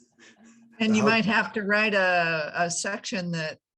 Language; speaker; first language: English; native; English